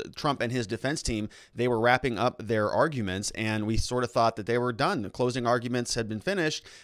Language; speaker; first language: English; native; English